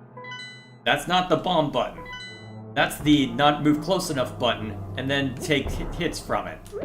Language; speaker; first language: English; native; English